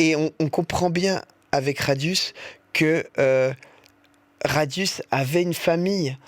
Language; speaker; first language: French; native; French